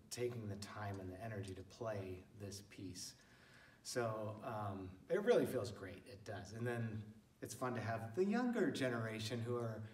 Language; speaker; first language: English; native; English